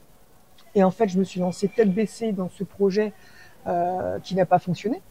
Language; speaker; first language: French; native; French